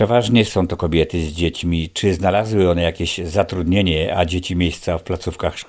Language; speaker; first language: Polish; native; Polish